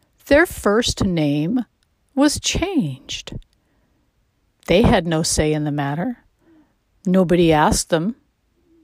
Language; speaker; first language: English; native; English